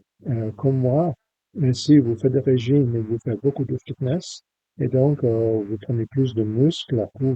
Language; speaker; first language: French; non-native, fluent; English